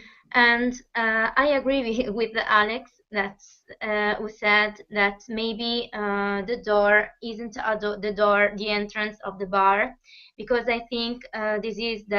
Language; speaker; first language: English; non-native, fluent; Italian